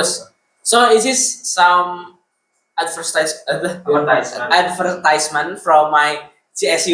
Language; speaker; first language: English; non-native, learner; Indonesian